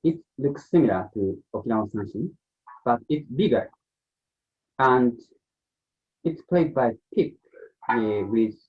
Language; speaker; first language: English; non-native, learner; Japanese